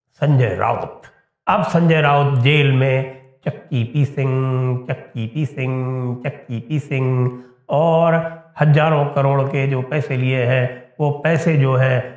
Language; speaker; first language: Hindi; native; Hindi